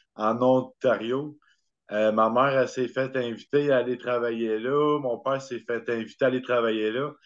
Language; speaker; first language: French; native; French